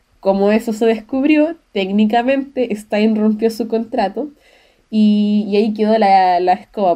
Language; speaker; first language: Spanish; native; Spanish